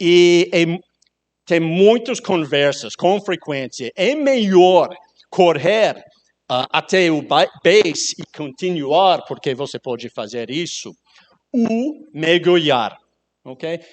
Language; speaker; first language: Portuguese; non-native, learner; English